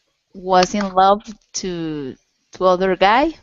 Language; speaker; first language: English; non-native, learner; Spanish